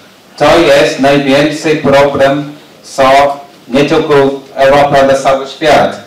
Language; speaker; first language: Polish; non-native, learner; English